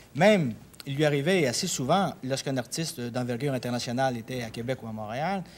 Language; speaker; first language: French; native; French